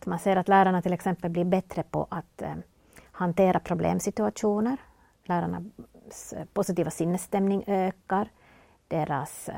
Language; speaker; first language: Swedish; native; Swedish